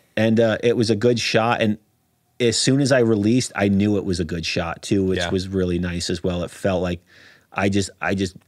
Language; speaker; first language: English; native; English